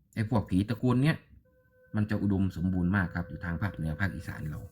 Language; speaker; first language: Thai; native; Thai